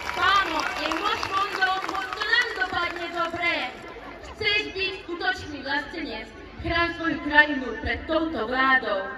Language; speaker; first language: Slovak; non-native, local second language; Hungarian